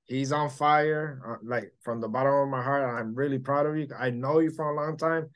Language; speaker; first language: English; non-native, local second language; Spanish